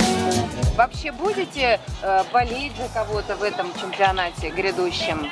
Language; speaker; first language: Russian; native; Russian